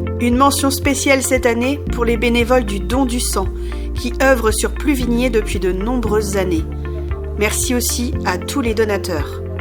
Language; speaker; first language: French; native; French